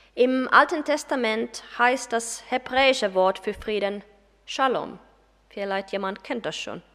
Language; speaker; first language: German; non-native, fluent; Finnish